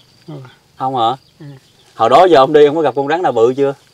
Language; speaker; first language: Vietnamese; native; Vietnamese